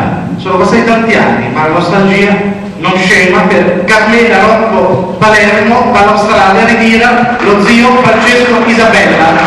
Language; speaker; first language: Italian; native; Italian